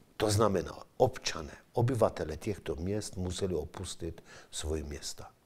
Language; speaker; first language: Czech; non-native, fluent; Kurdish